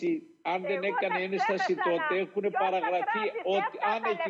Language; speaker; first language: Greek; native; Greek